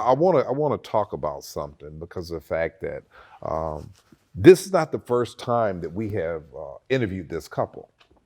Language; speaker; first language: English; native; English